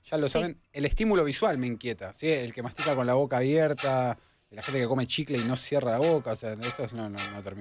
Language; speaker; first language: Spanish; native; Spanish